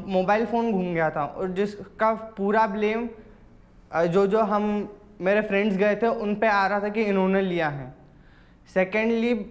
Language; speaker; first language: Hindi; native; Hindi